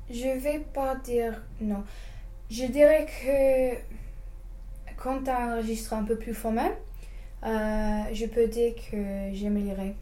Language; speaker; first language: French; non-native, fluent; English